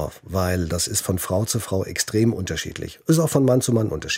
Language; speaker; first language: German; native; German